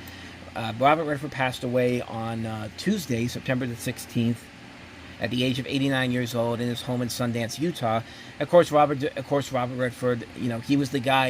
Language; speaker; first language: English; native; English